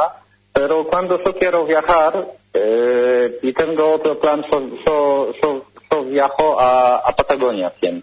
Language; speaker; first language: Spanish; non-native, learner; Polish